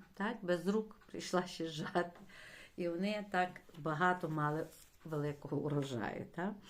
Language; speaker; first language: Ukrainian; native; Ukrainian